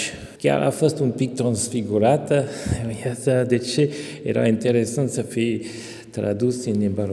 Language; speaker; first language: Romanian; non-native, fluent; French